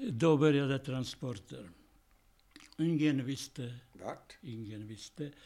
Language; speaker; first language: Swedish; non-native, fluent; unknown